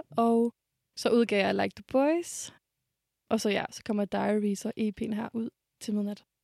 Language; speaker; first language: Danish; early bilingual, other home language; French